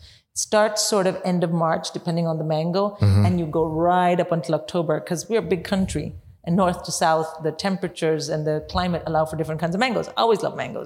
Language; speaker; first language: English; non-native, local second language; Hindi